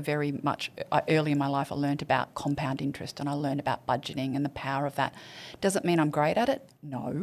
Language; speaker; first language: English; native; English